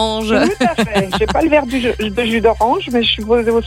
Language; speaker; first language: French; native; French